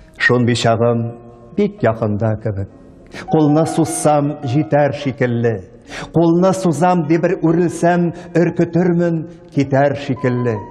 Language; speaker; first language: Tatar; native; Tatar